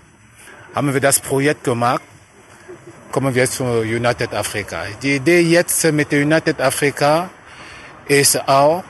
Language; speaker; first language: German; non-native, fluent; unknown